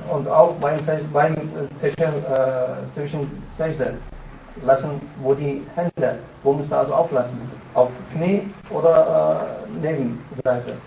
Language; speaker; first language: German; non-native, learner; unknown